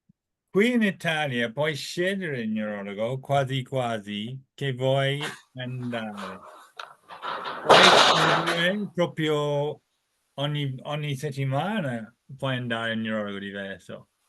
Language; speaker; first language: Italian; non-native, fluent; English